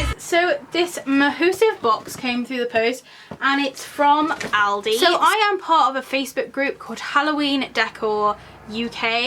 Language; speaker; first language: English; native; English